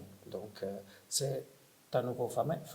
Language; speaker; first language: French; non-native, fluent; Italian